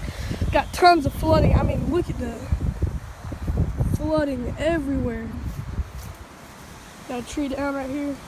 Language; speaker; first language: English; native; English